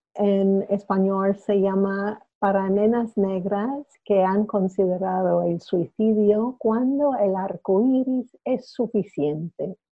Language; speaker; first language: Spanish; non-native, fluent; English